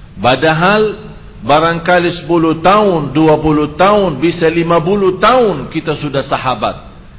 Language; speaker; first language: Indonesian; non-native, fluent; Arabic